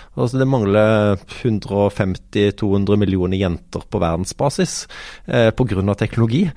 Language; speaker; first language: Norwegian; native; Norwegian